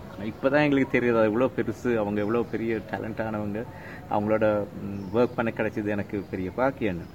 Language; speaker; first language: Tamil; native; Tamil